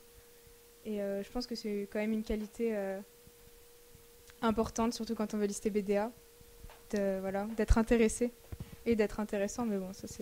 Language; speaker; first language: French; native; French